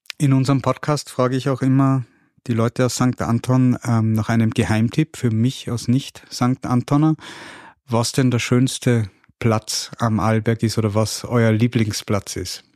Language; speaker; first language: German; native; German